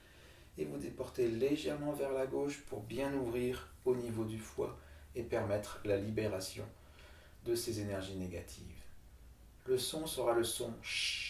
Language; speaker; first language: French; native; French